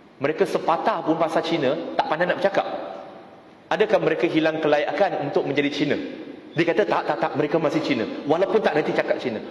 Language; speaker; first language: Malay; non-native, local second language; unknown